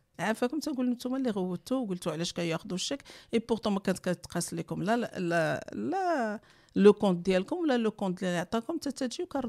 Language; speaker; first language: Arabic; native; Arabic